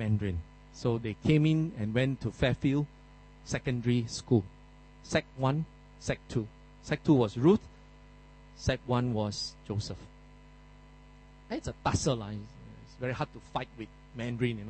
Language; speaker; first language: English; non-native, local second language; Min Nan Chinese